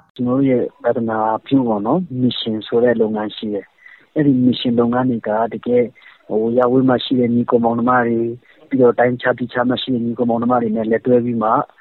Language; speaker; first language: Burmese; non-native, local second language; Hakha Chin